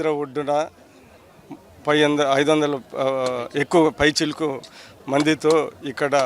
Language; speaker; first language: Telugu; native; Telugu